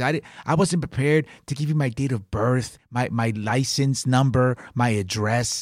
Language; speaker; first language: English; early bilingual, other home language; Spanish